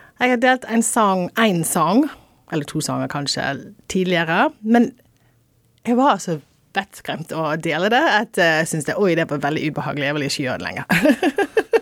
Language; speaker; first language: Norwegian; non-native, fluent; English